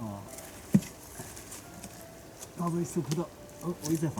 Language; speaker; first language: Chinese; native; Chinese